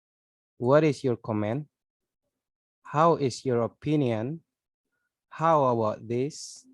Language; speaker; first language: English; non-native, learner; Indonesian